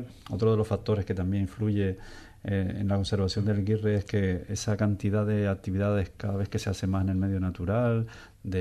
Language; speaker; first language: Spanish; native; Spanish